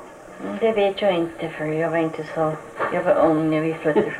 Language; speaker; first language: Swedish; early bilingual, heritage; Swedish